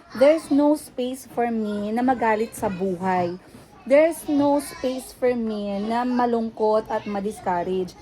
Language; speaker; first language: Filipino; non-native, local second language; Cebuano